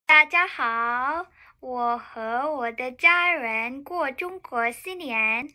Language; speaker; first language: Chinese; non-native, learner; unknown